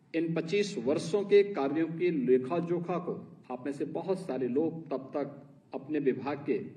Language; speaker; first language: Hindi; native; Hindi